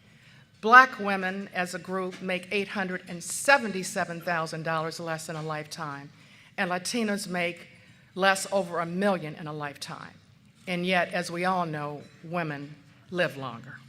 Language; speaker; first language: English; native; English